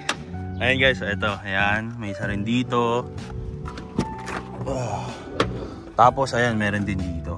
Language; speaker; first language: Filipino; native; Filipino